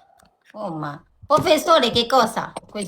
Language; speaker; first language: Italian; non-native, learner; Thai